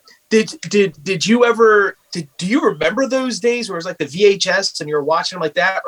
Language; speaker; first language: English; native; English